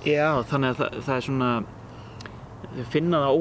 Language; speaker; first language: Icelandic; native; Icelandic